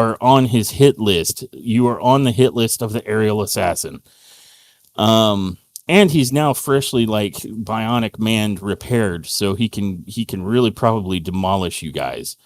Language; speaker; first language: English; native; English